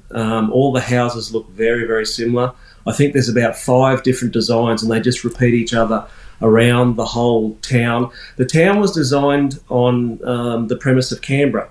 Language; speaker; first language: English; native; English